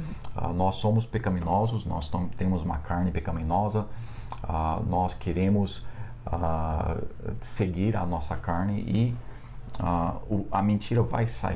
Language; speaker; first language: Portuguese; non-native, fluent; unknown